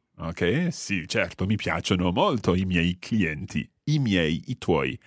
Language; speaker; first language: Italian; non-native, fluent; English